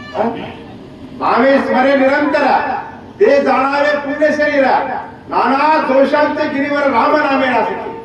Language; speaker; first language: Marathi; non-native, local second language; Kannada